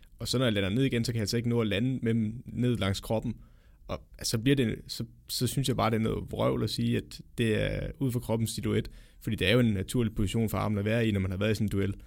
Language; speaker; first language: Danish; native; Danish